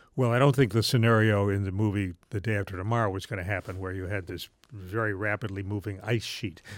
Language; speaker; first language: English; native; English